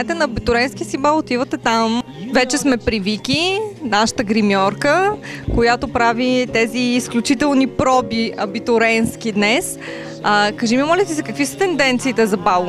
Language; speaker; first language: Bulgarian; native; Bulgarian